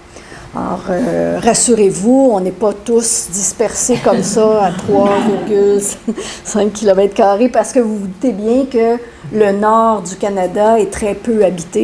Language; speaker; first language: French; native; French